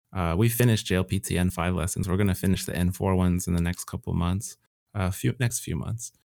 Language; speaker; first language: English; native; English